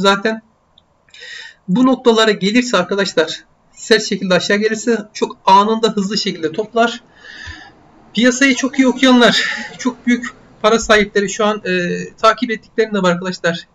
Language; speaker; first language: Turkish; native; Turkish